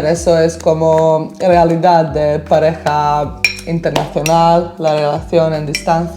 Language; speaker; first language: Spanish; non-native, learner; Bosnian